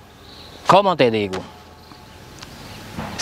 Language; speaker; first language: Spanish; early bilingual, other home language; Haitian Creole